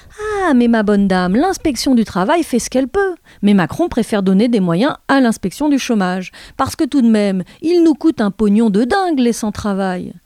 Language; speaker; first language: French; native; French